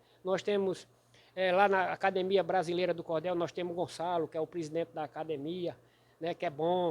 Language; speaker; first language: Portuguese; native; Portuguese